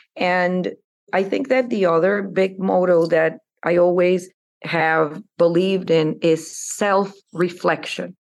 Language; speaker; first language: English; non-native, fluent; Spanish